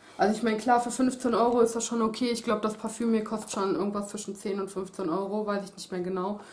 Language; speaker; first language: German; native; German